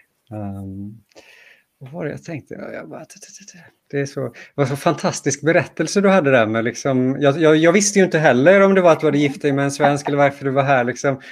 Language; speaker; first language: Swedish; native; Swedish